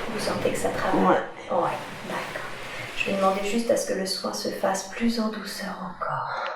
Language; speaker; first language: French; native; French